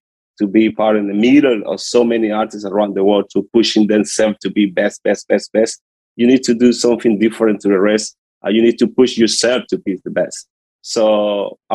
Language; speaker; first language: English; non-native, learner; Spanish